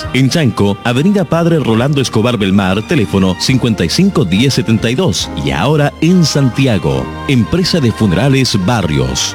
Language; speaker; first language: Spanish; native; Spanish